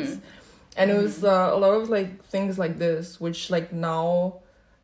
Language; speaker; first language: English; non-native, fluent; Chinese